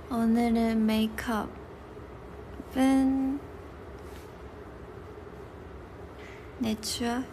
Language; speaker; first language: Korean; non-native, local second language; Chinese